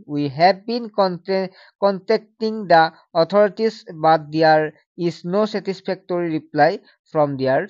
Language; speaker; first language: English; non-native, local second language; Assamese